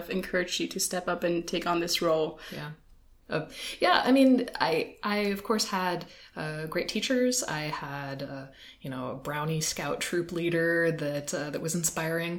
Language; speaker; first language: English; native; English